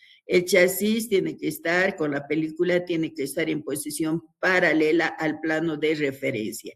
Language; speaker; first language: Spanish; native; Spanish